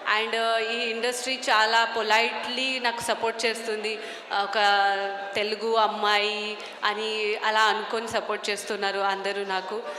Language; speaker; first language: Telugu; non-native, fluent; Marathi